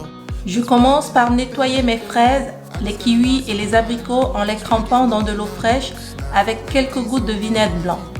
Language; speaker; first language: French; native; French